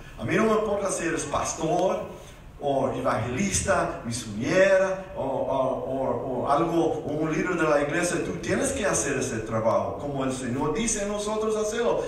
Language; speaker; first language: Spanish; early bilingual, heritage; Spanish